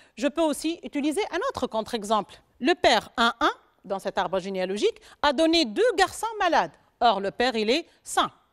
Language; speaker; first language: French; non-native, local second language; Arabic